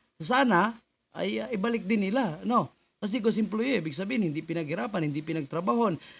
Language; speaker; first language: Filipino; native; Filipino